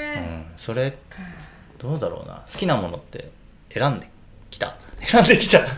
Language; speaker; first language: Japanese; native; Japanese